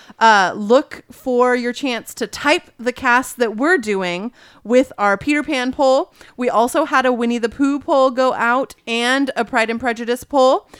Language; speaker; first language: English; native; English